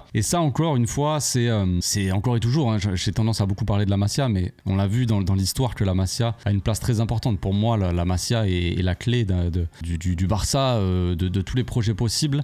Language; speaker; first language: French; native; French